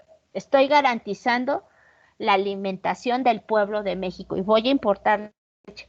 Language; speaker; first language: Spanish; native; Spanish